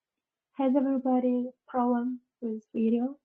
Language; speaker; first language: English; non-native, learner; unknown